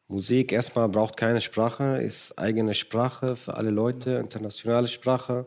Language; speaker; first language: German; non-native, fluent; Kurdish